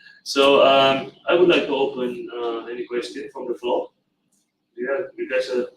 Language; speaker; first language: English; non-native, local second language; Malay